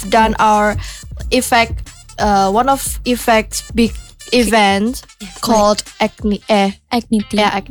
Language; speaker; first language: English; non-native, fluent; Indonesian